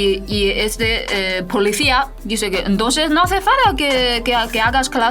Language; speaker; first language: Spanish; non-native, fluent; Chinese